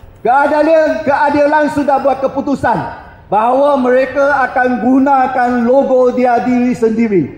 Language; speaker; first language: Malay; non-native, local second language; Chinese